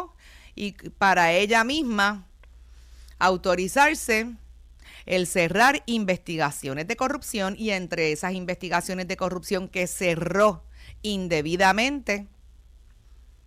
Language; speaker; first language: Spanish; native; Spanish